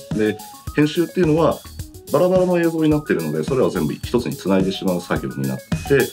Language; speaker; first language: Japanese; native; Japanese